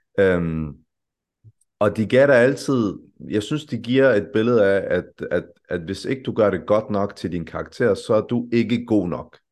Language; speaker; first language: Danish; early bilingual, other home language; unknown